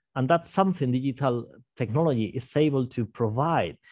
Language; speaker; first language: English; non-native, fluent; Spanish